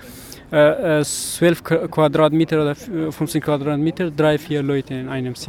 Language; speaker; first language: German; non-native, learner; Persian